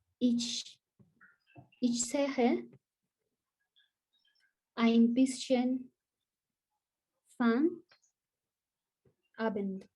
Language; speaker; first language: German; non-native, learner; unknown